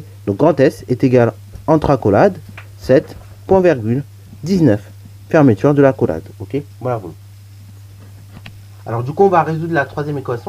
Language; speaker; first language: French; native; French